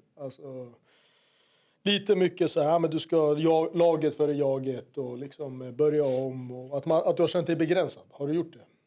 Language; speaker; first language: Swedish; native; Swedish